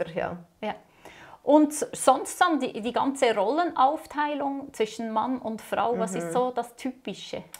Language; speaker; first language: German; native; German